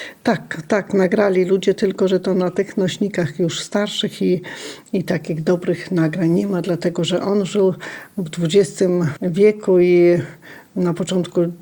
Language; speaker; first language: Polish; non-native, local second language; Lithuanian